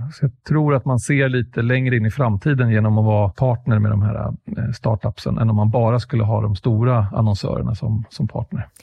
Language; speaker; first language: Swedish; native; Swedish